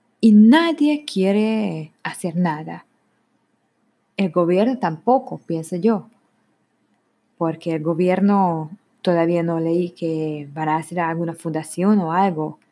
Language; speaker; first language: Spanish; non-native, learner; Hungarian